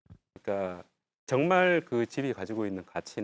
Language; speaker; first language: Korean; native; Korean